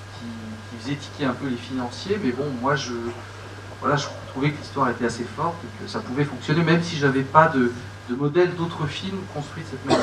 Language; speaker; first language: French; native; French